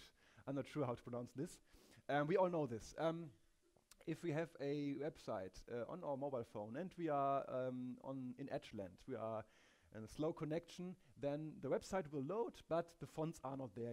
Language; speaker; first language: English; non-native, fluent; German